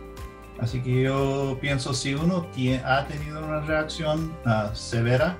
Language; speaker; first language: Spanish; early bilingual, heritage; English